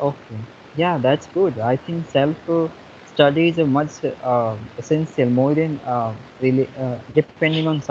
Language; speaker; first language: English; non-native, fluent; Hindi